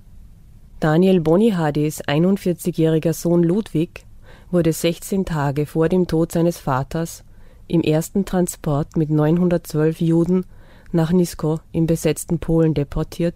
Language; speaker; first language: German; native; German